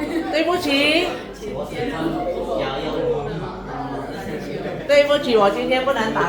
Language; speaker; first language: Chinese; non-native, fluent; Indonesian